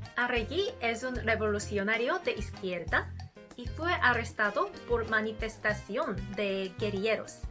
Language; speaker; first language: Spanish; non-native, learner; Korean